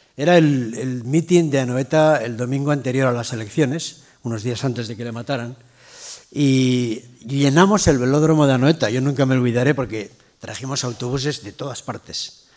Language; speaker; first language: Spanish; native; Spanish